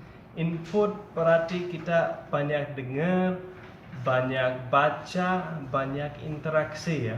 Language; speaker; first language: Indonesian; non-native, fluent; English